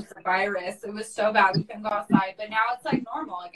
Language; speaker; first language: English; native; English